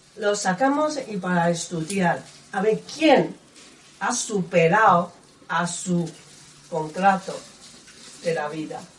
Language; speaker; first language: Spanish; non-native, learner; Chinese